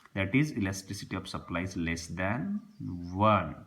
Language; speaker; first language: English; non-native, local second language; Marathi